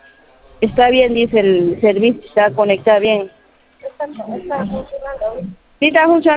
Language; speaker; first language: Spanish; non-native, local second language; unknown